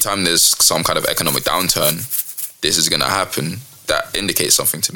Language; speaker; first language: English; native; English